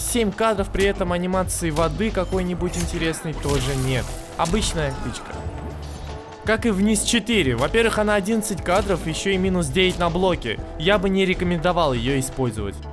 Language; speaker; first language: Russian; native; Russian